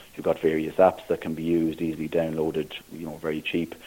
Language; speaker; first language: English; native; English